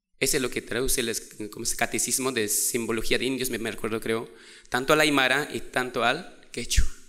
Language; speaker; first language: Spanish; non-native, local second language; Quechua